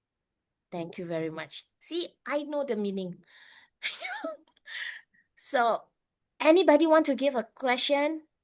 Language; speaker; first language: English; non-native, fluent; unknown